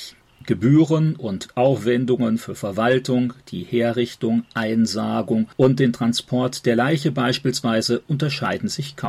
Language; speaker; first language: German; native; German